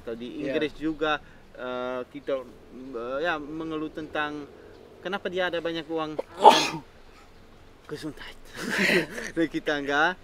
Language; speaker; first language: Indonesian; non-native, fluent; Dutch